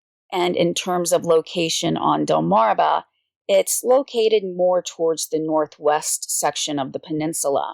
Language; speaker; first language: English; native; English